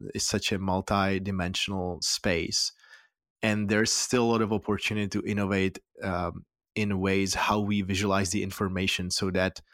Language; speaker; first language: English; non-native, fluent; Czech